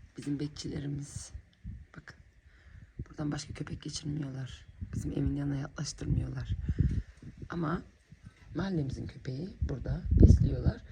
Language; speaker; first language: Turkish; early bilingual, heritage; Turkish